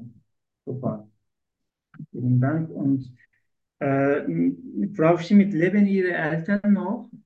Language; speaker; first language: German; non-native, learner; Turkish